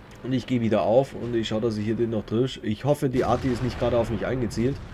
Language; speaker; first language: German; native; German